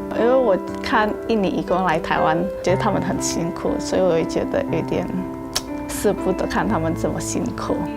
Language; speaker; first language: Chinese; early bilingual, heritage; Chinese